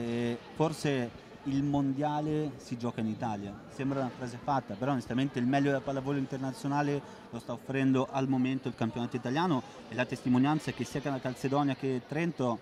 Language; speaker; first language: Italian; native; Italian